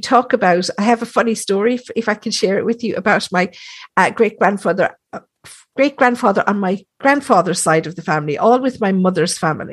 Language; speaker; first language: English; native; English